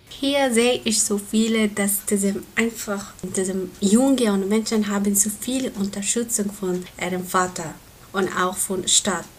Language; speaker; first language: German; non-native, learner; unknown